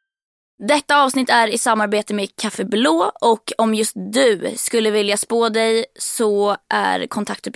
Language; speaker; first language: Swedish; native; Swedish